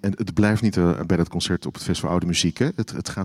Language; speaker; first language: Dutch; native; Dutch